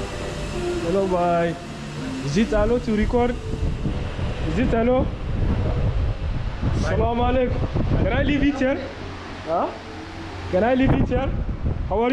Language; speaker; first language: English; non-native, fluent; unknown